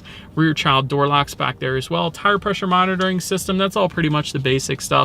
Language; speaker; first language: English; native; English